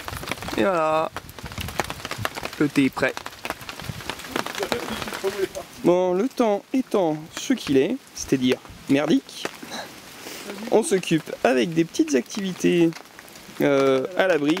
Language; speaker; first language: French; native; French